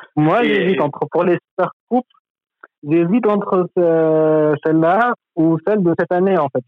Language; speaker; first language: French; non-native, local second language; Arabic